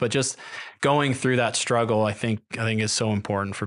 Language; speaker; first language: English; native; English